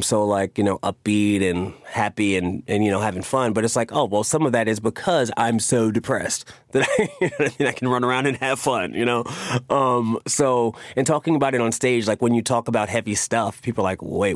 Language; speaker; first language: English; native; English